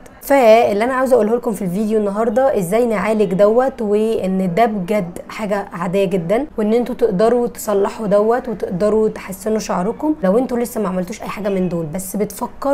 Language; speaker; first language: Arabic; native; Arabic